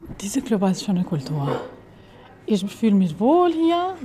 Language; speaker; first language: German; non-native, learner; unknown